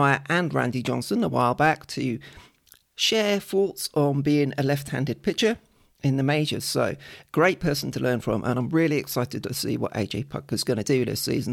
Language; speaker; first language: English; native; English